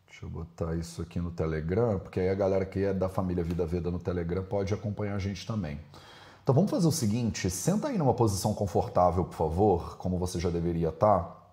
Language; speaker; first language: Portuguese; native; Portuguese